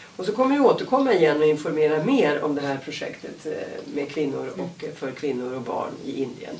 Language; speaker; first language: Swedish; native; Swedish